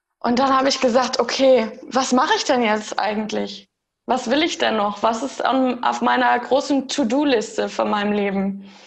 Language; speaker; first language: German; early bilingual, heritage; German